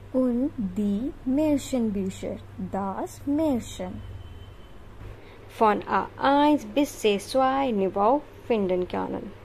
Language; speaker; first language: German; non-native, learner; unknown